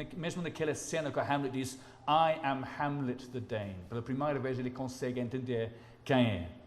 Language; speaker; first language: Portuguese; non-native, fluent; English